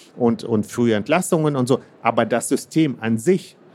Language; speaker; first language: German; early bilingual, other home language; Russian